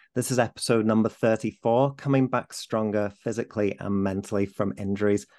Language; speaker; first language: English; native; English